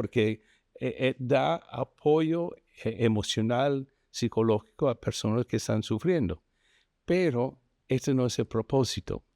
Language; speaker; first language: Spanish; non-native, fluent; English